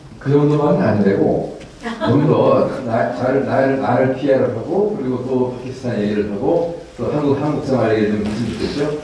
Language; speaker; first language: Korean; native; Korean